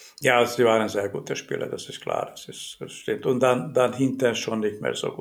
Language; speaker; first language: German; non-native, learner; Hungarian